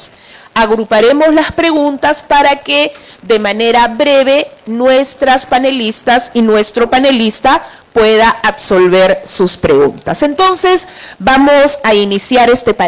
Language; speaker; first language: Spanish; native; Spanish